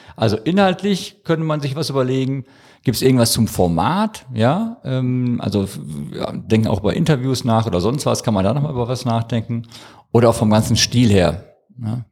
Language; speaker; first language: German; native; German